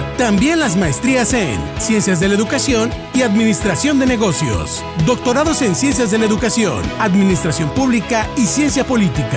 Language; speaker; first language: Spanish; native; Spanish